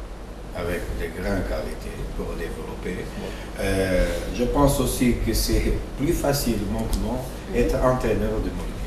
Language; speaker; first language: French; non-native, learner; Portuguese